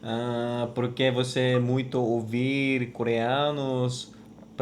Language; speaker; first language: Portuguese; non-native, learner; Korean